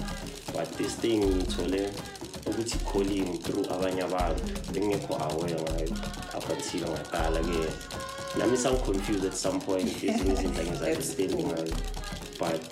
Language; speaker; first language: English; non-native, local second language; Zulu